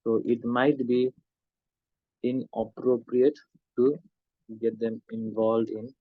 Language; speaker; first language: English; non-native, local second language; Nepali